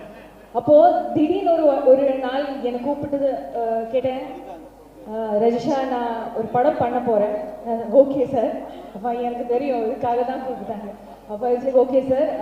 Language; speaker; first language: Tamil; non-native, fluent; Malayalam